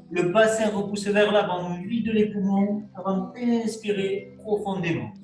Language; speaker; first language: French; native; French